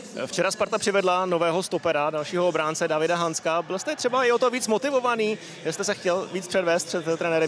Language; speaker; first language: Czech; native; Czech